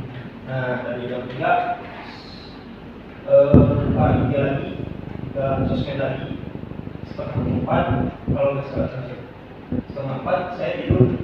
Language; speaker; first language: Indonesian; non-native, local second language; Sundanese